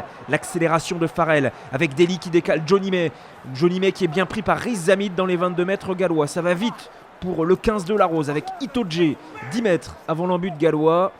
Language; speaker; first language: French; native; French